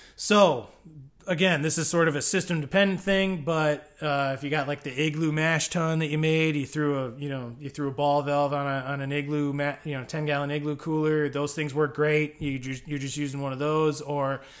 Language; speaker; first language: English; native; English